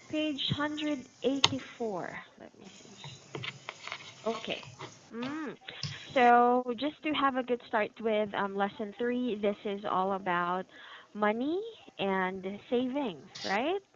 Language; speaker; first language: English; non-native, fluent; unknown